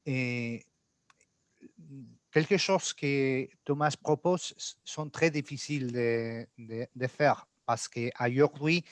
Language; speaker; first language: French; non-native, learner; Spanish